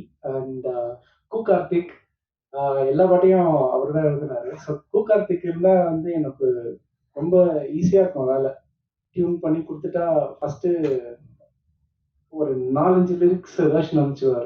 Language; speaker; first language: Tamil; native; Tamil